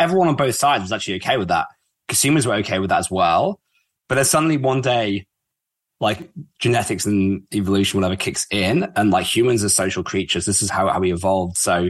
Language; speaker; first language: English; native; English